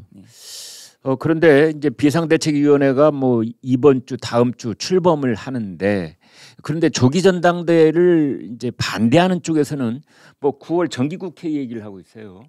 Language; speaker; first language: Korean; native; Korean